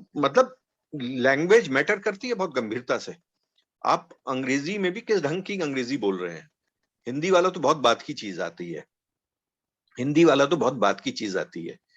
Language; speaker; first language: Hindi; non-native, local second language; Punjabi